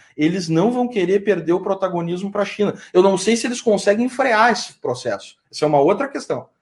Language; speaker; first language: Portuguese; native; Portuguese